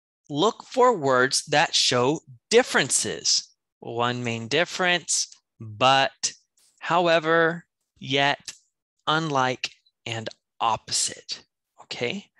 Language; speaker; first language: English; native; English